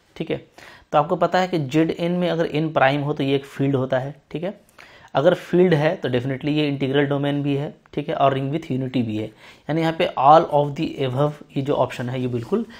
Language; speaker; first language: Hindi; native; Hindi